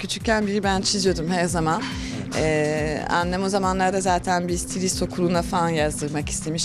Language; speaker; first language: Turkish; early bilingual, heritage; Turkish